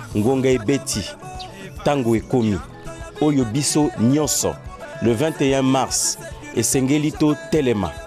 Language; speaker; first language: Lingala; native; Lingala